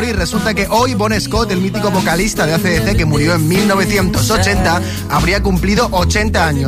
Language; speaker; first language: Spanish; native; Spanish